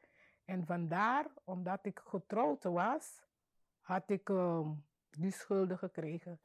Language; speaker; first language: Dutch; non-native, local second language; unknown